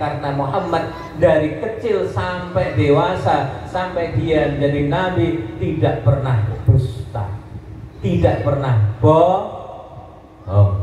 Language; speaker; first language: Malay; non-native, local second language; Javanese